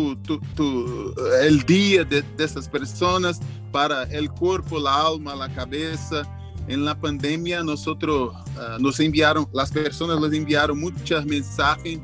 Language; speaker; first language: Spanish; non-native, learner; Portuguese